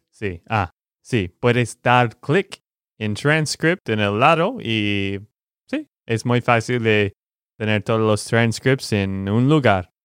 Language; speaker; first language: Spanish; non-native, fluent; English